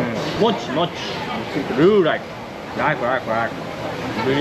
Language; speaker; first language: English; non-native, learner; Japanese